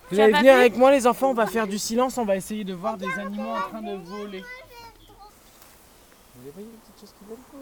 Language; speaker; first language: French; native; French